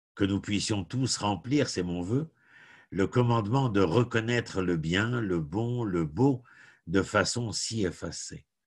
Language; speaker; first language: French; native; French